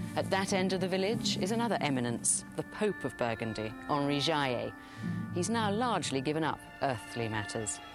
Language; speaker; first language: English; native; English